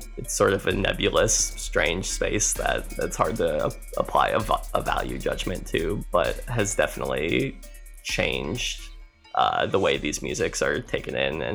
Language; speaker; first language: English; native; English